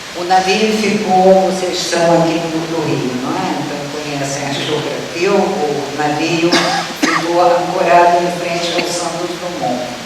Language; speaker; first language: Portuguese; early bilingual, other home language; Russian